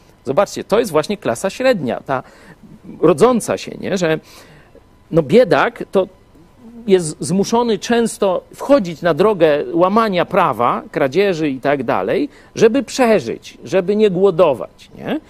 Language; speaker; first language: Polish; native; Polish